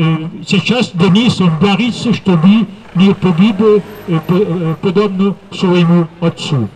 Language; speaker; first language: Russian; non-native, fluent; French